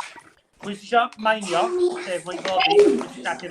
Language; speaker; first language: Welsh; native; Welsh